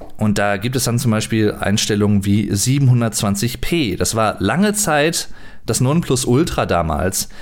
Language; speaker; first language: German; native; German